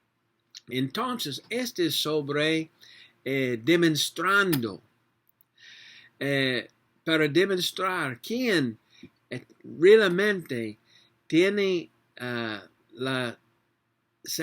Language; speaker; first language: Spanish; non-native, learner; English